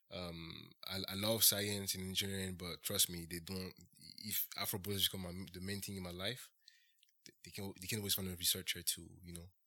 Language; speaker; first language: English; early bilingual, heritage; French